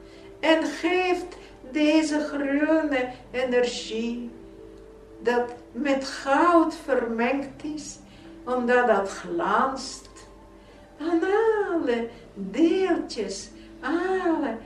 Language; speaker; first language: Dutch; non-native, fluent; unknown